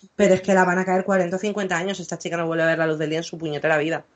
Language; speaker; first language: Spanish; non-native, fluent; English